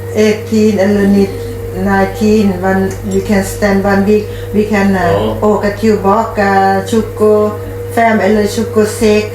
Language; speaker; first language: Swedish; non-native, learner; Thai